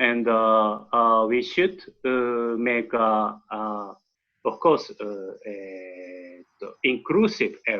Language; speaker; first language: English; non-native, learner; Japanese